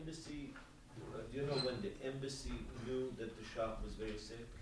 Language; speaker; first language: English; non-native, fluent; Persian